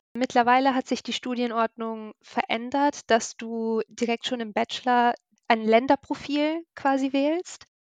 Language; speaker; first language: German; native; German